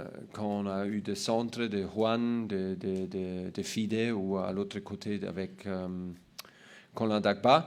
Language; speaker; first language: French; non-native, learner; German